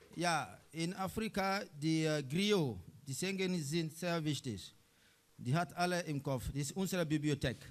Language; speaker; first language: German; non-native, learner; Mandingo